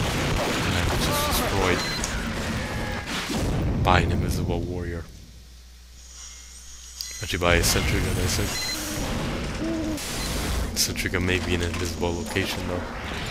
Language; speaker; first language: English; native; English